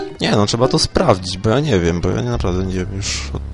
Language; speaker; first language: Polish; native; Polish